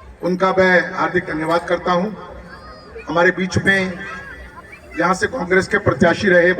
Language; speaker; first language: Hindi; native; Hindi